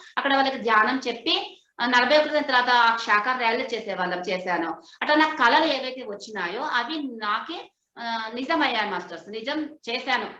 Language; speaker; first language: Telugu; non-native, local second language; Hindi